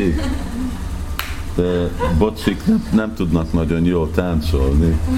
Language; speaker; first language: Hungarian; early bilingual, heritage; Hungarian